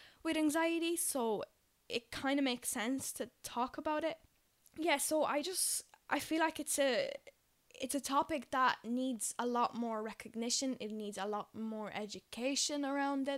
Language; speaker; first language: English; non-native, fluent; Polish